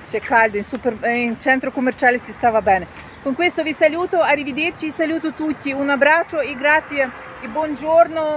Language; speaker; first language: Italian; non-native, learner; Russian